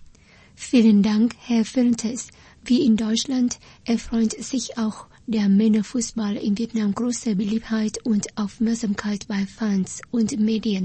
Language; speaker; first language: German; non-native, fluent; Vietnamese